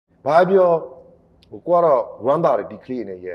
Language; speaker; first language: Burmese; native; Burmese